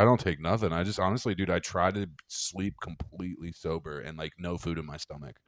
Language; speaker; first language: English; native; English